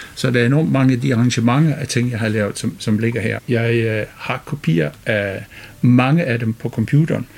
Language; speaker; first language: Danish; non-native, fluent; English